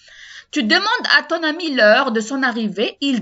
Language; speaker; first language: French; non-native, learner; Arabic